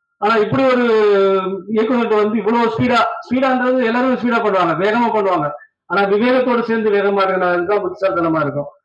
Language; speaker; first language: Tamil; native; Tamil